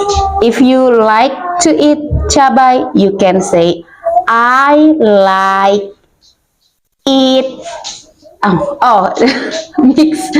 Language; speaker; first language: English; non-native, learner; Indonesian